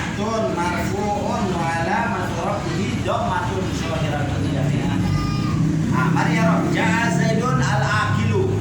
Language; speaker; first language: Arabic; non-native, fluent; Indonesian